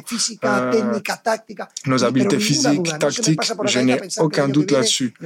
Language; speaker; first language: French; non-native, fluent; Spanish